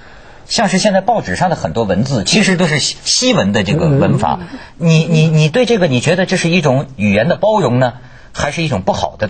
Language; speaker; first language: Chinese; native; Chinese